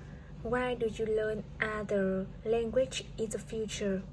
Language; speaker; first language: English; non-native, learner; Vietnamese